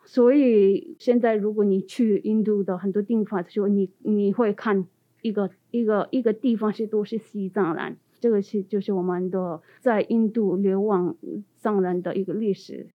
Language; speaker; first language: Chinese; non-native, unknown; Tibetan